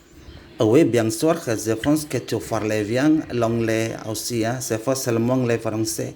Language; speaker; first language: French; non-native, learner; Indonesian